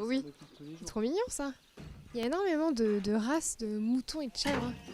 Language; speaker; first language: French; native; French